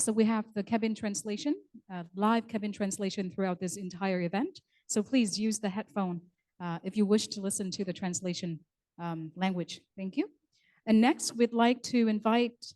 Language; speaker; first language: English; non-native, local second language; Vietnamese